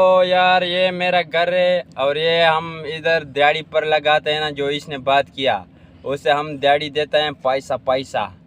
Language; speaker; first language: Hindi; non-native, learner; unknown